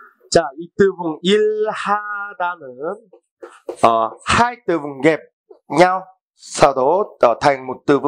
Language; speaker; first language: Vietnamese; non-native, fluent; Korean